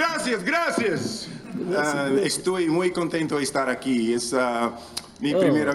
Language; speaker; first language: Spanish; non-native, learner; English